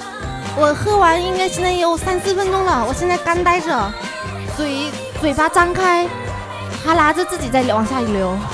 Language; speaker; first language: Chinese; native; Chinese